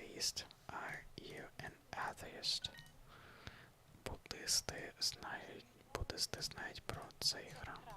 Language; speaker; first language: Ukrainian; non-native, learner; Russian